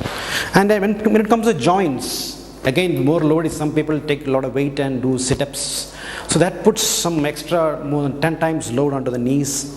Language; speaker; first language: English; non-native, local second language; Malayalam